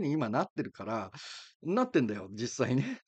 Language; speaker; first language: Japanese; native; Japanese